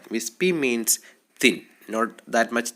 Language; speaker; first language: English; non-native, local second language; Malayalam